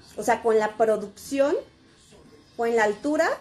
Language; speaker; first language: Spanish; native; Spanish